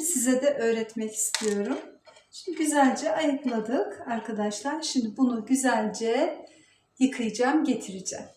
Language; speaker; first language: Turkish; native; Turkish